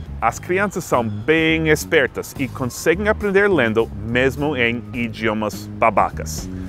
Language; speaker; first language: Portuguese; non-native, fluent; English